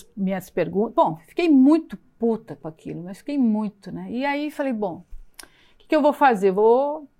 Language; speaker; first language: Portuguese; native; Portuguese